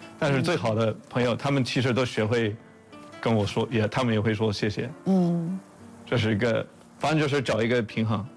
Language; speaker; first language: Chinese; non-native, fluent; English